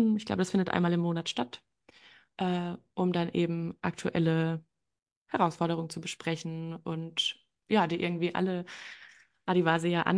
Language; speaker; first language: German; native; German